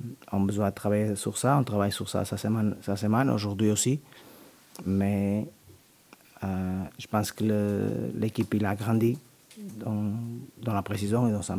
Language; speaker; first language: French; non-native, learner; Portuguese